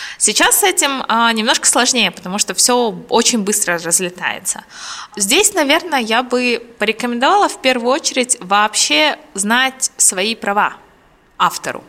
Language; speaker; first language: Russian; native; Russian